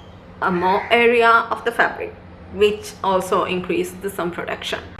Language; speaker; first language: English; non-native, local second language; Sinhala